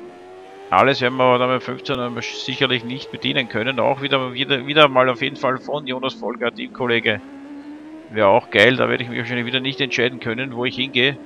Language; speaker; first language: German; native; German